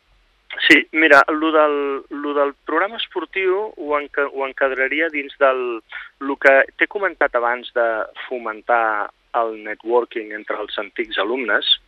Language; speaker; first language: Catalan; native; Catalan